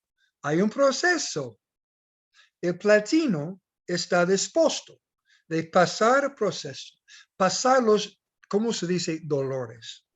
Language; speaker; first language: Portuguese; non-native, learner; English